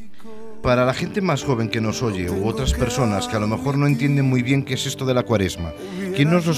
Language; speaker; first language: Spanish; native; Spanish